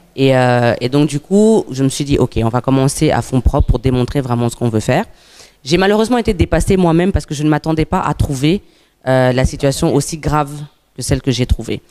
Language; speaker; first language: French; native; French